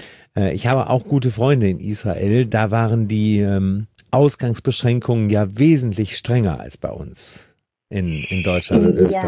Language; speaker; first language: German; native; German